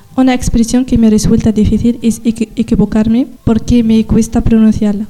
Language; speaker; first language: Spanish; non-native, learner; Riffian